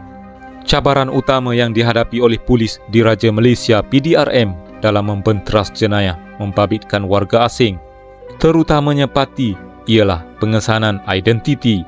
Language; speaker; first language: Malay; native; Malay